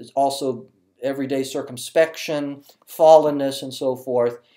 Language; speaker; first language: English; native; English